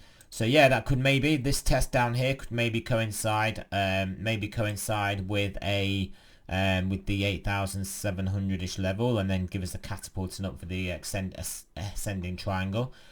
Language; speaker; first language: English; native; English